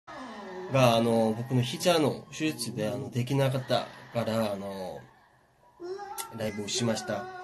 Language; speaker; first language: Japanese; non-native, fluent; Korean